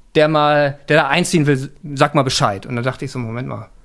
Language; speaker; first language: German; native; German